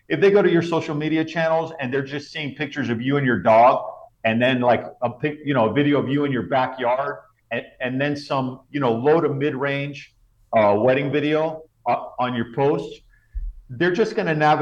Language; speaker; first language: English; native; English